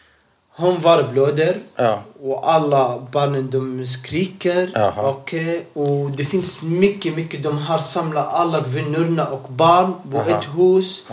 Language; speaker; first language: Swedish; non-native, learner; Arabic